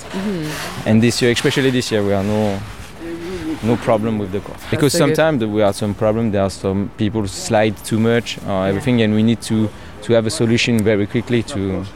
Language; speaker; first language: English; non-native, learner; French